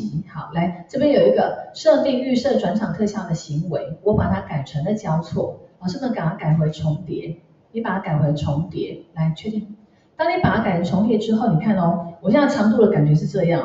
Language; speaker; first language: Chinese; native; Chinese